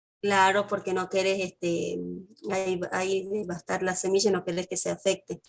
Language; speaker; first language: Spanish; native; Spanish